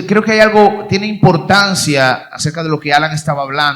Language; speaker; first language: Spanish; native; Spanish